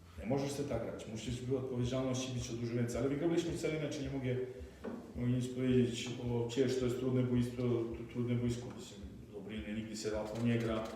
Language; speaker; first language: Polish; non-native, learner; Croatian